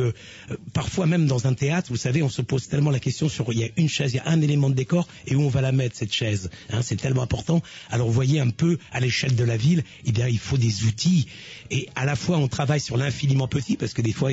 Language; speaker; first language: French; native; French